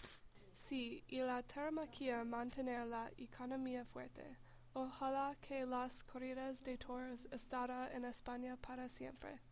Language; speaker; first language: Spanish; non-native, learner; English